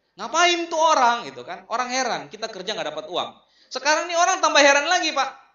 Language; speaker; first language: Indonesian; native; Indonesian